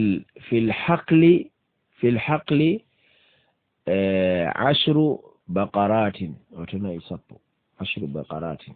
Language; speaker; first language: Arabic; non-native, fluent; Fula